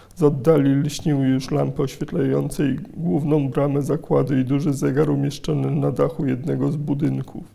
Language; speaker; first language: Polish; native; Polish